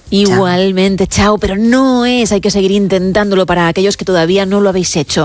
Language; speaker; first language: Spanish; native; Spanish